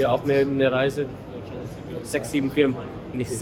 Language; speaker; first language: German; native; German